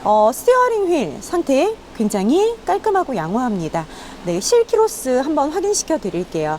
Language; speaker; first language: Korean; native; Korean